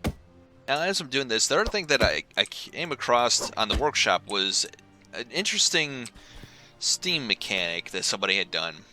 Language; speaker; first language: English; native; English